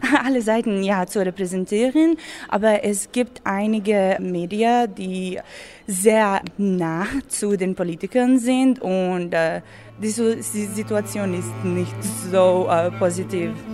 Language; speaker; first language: German; non-native, learner; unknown